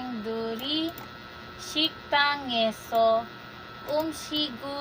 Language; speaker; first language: Korean; non-native, learner; Filipino